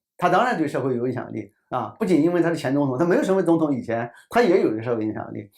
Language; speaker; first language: Chinese; native; Chinese